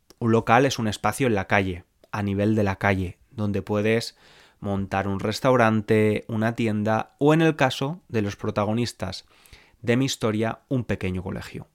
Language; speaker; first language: Spanish; native; Spanish